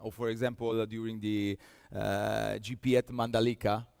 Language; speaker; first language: English; non-native, fluent; Italian